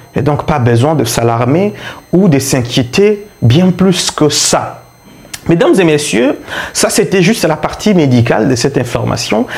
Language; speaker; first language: French; non-native, local second language; Luba-Lulua